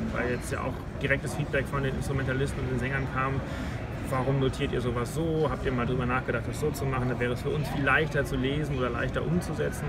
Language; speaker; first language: German; native; German